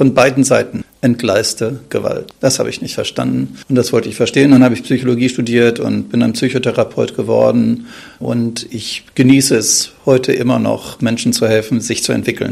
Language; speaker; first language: German; native; German